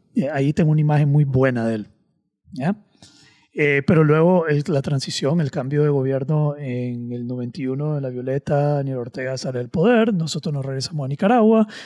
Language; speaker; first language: Spanish; native; Spanish